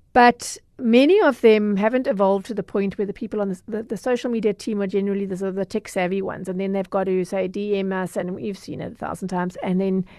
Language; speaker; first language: English; native; English